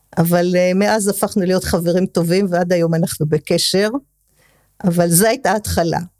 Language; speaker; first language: Hebrew; early bilingual, other home language; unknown